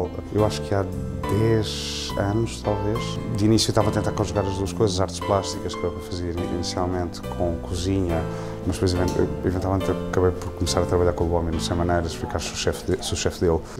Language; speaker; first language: Portuguese; native; Portuguese